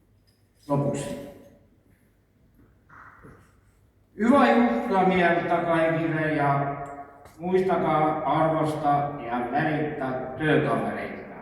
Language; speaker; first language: Finnish; non-native, local second language; Estonian